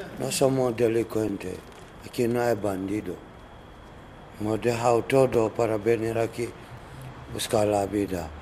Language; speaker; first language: Spanish; non-native, learner; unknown